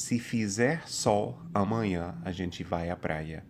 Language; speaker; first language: Portuguese; non-native, fluent; English